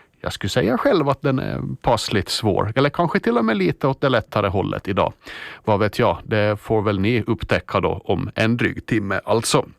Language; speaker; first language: Swedish; native; Swedish